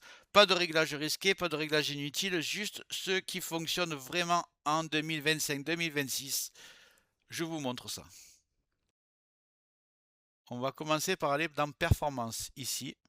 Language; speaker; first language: French; native; French